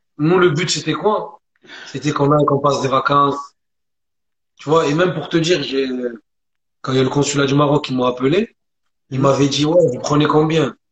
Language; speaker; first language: French; early bilingual, other home language; Arabic